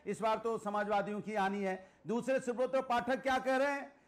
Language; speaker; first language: Hindi; native; Hindi